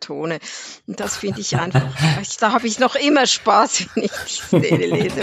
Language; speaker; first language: German; native; German